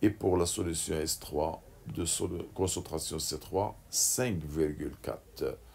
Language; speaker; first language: French; non-native, local second language; Arabic